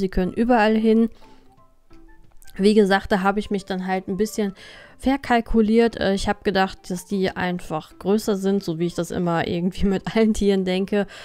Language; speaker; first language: German; native; German